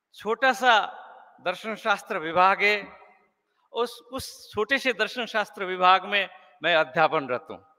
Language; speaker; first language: Hindi; non-native, fluent; Nepali